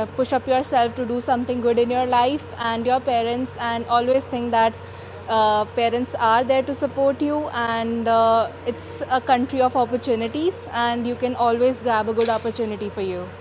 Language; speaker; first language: English; non-native, local second language; Punjabi